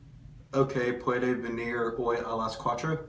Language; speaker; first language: Spanish; non-native, learner; English